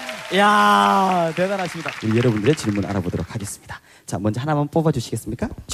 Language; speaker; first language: Korean; native; Korean